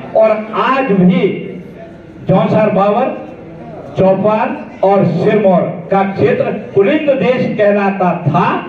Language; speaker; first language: Hindi; native; Hindi